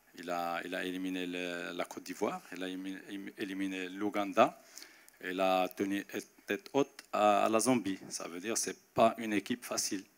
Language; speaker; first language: French; non-native, local second language; Arabic